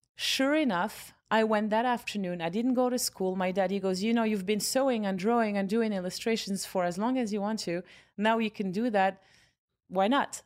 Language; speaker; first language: English; non-native, fluent; Arabic